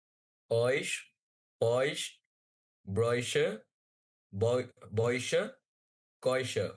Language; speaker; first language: German; non-native, learner; Bangla